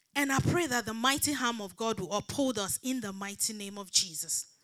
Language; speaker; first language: English; non-native, local second language; Yoruba